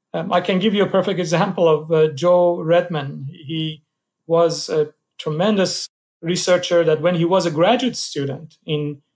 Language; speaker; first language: English; non-native, fluent; Persian